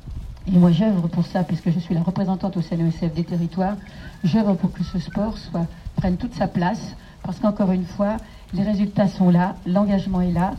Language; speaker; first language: French; native; French